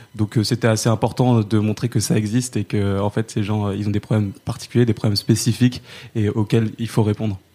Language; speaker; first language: French; native; French